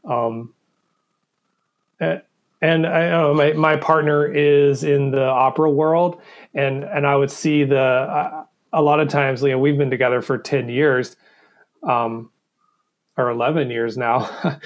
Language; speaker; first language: English; native; English